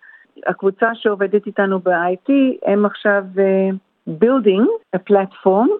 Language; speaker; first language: Hebrew; early bilingual, heritage; Hebrew